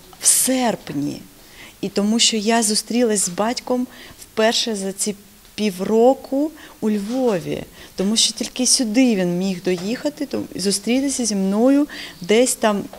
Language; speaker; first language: Ukrainian; non-native, local second language; Russian